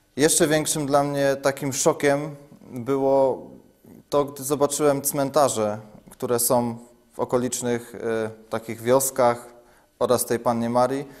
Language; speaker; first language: Polish; native; Polish